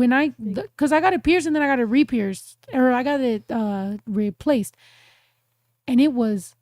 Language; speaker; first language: English; early bilingual, other home language; Spanish